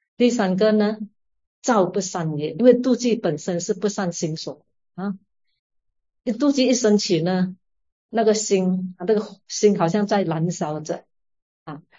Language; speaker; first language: Chinese; native; Chinese